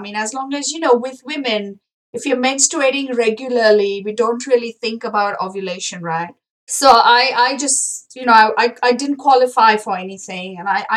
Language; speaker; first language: English; non-native, local second language; Marathi